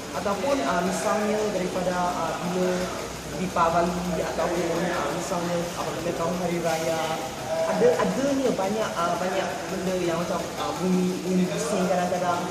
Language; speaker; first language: Malay; non-native, local second language; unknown